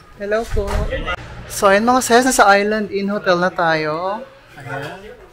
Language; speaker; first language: Filipino; native; Filipino